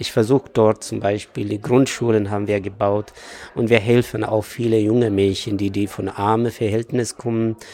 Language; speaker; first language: German; non-native, fluent; Amharic